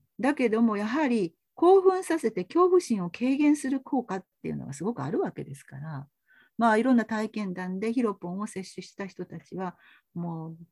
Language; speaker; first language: Japanese; native; Japanese